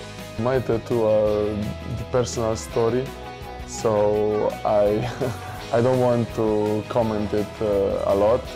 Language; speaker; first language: English; non-native, fluent; Slovenian